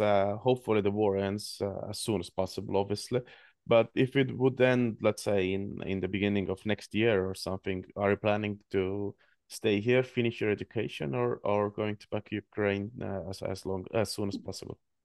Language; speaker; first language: English; non-native, fluent; Estonian